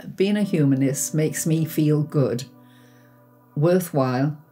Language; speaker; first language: English; native; English